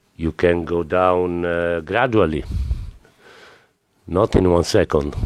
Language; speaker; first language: English; non-native, fluent; Italian